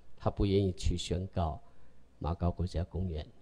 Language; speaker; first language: Chinese; native; Chinese